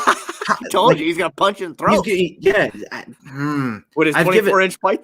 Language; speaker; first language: English; native; English